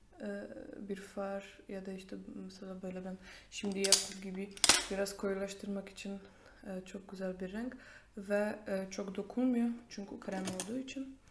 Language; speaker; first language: Turkish; non-native, fluent; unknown